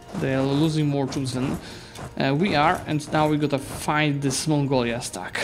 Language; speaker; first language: English; non-native, fluent; Polish